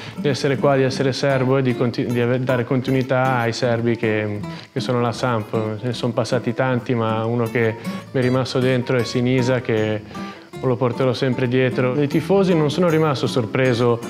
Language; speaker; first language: Italian; native; Italian